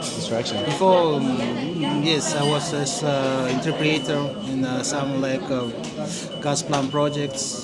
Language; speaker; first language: English; non-native, learner; Russian